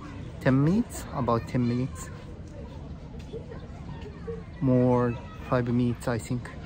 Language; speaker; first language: English; non-native, learner; Japanese